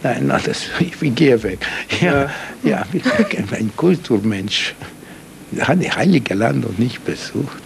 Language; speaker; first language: German; non-native, fluent; Hungarian